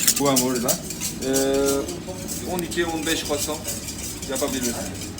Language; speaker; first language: Turkish; non-native, learner; French